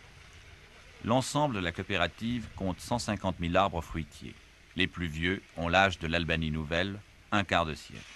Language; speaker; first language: French; native; French